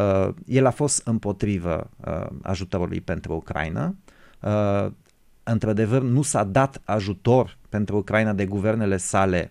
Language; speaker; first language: Romanian; non-native, fluent; Bulgarian